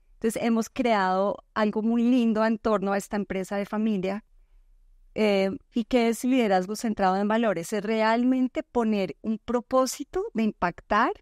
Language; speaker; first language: Spanish; native; Spanish